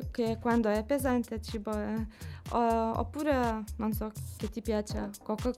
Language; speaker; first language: Italian; non-native, learner; Lithuanian